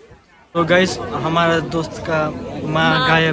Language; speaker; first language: Hindi; non-native, local second language; Nepali